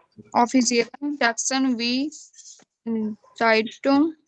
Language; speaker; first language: German; non-native, learner; Hindi